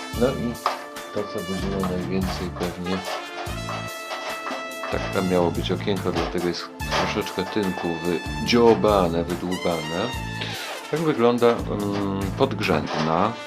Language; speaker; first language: Polish; native; Polish